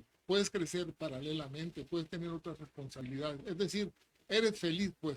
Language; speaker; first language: Spanish; native; Spanish